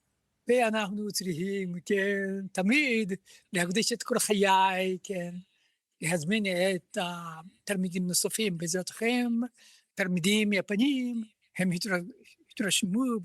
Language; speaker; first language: Hebrew; non-native, learner; Japanese